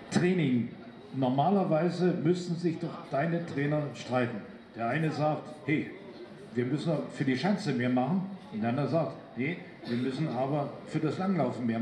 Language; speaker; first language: German; native; German